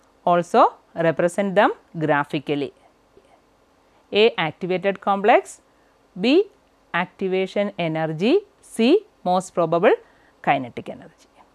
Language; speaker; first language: English; non-native, local second language; Malayalam